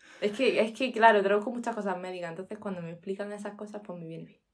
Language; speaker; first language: Spanish; native; Spanish